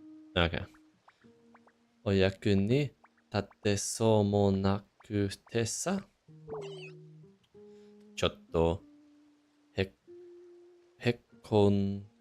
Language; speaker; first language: Japanese; non-native, fluent; English